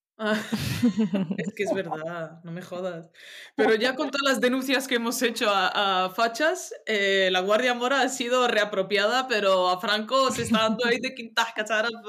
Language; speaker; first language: Spanish; early bilingual, other home language; Arabic